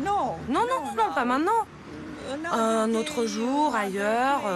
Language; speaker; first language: French; non-native, fluent; Serbian